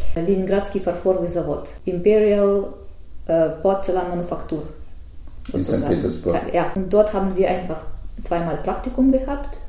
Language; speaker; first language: German; non-native, fluent; Russian